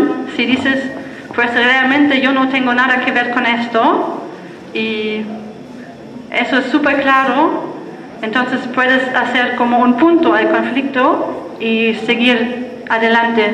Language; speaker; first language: Spanish; non-native, fluent; German